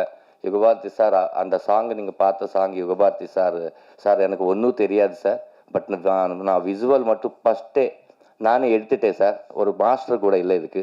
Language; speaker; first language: Tamil; non-native, learner; Telugu